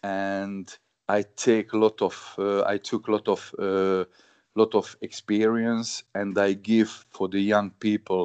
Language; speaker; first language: English; non-native, learner; Hungarian